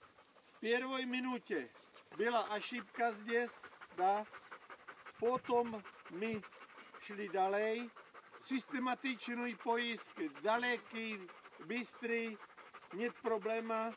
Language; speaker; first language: Russian; non-native, learner; Czech